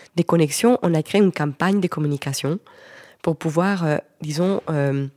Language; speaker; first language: French; non-native, fluent; Spanish